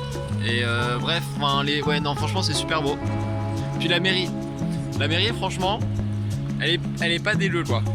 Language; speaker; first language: French; native; French